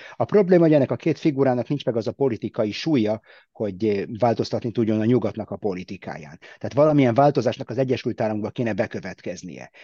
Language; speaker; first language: Hungarian; early bilingual, heritage; Hungarian